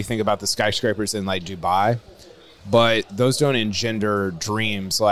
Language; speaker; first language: English; native; English